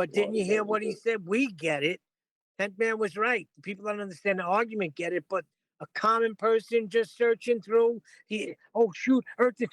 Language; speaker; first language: English; native; English